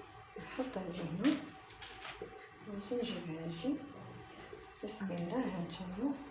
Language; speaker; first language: Arabic; native; Arabic